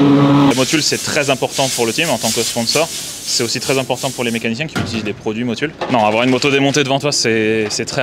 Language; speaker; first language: French; native; French